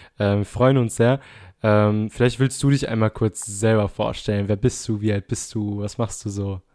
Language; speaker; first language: German; native; German